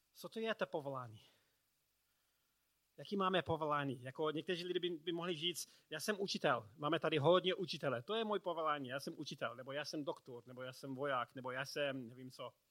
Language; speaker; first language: Czech; non-native, learner; English